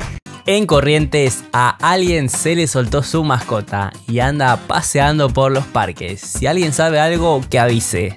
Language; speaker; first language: Spanish; native; Spanish